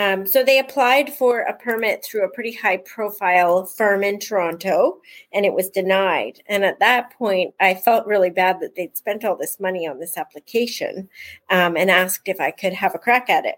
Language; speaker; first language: English; native; English